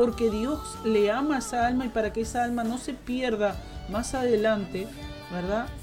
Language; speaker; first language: Spanish; native; Spanish